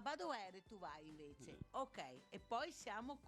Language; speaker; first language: Italian; native; Italian